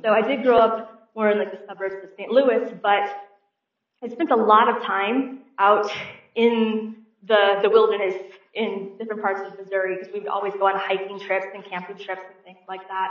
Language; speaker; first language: English; native; English